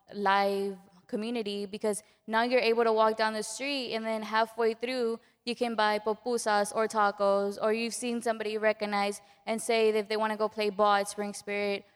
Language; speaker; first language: English; early bilingual, other home language; Spanish